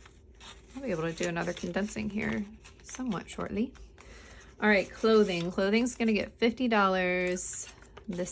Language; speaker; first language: English; native; English